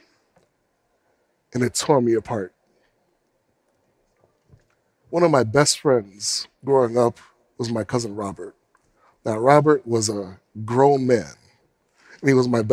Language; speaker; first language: English; native; English